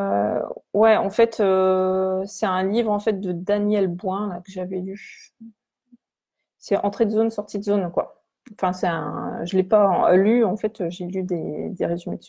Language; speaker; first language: French; native; French